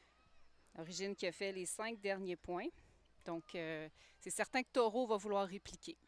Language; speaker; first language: French; native; French